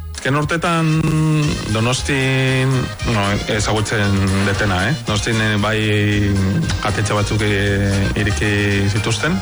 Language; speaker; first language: Basque; non-native, fluent; Spanish